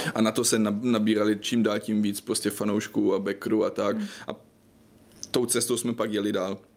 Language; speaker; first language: Czech; non-native, fluent; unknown